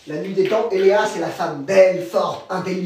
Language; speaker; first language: French; native; French